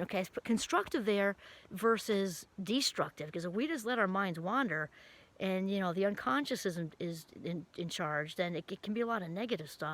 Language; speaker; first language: English; native; English